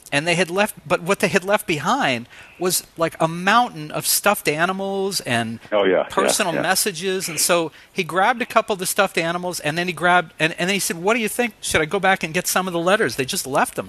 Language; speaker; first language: English; native; English